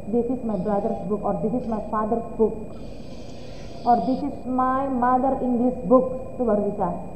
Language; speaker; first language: English; non-native, fluent; Indonesian